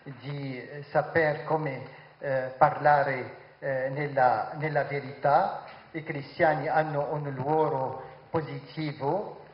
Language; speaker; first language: Italian; non-native, fluent; Arabic